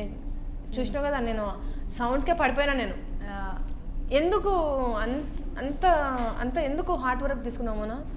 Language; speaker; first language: Telugu; native; Telugu